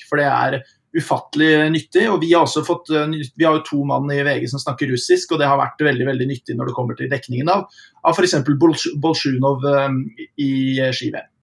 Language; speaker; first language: Norwegian; early bilingual, heritage; Norwegian